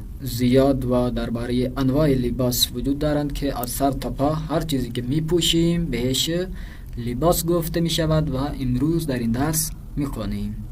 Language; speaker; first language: Persian; non-native, fluent; Urdu